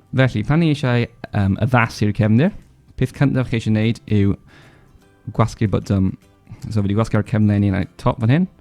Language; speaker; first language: Welsh; non-native, local second language; English